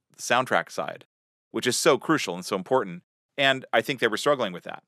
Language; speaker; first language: English; native; English